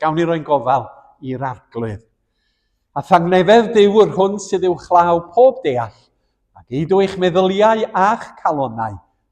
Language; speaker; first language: Welsh; native; Welsh